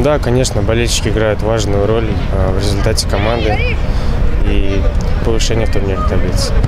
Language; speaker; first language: Russian; native; Russian